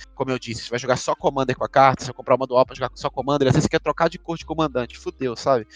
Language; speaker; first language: Portuguese; native; Portuguese